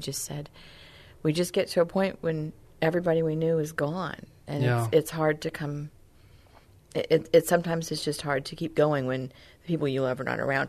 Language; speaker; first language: English; native; English